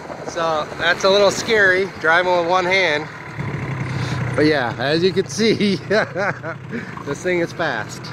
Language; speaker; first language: English; native; English